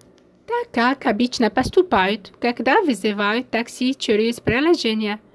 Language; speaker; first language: Russian; non-native, fluent; French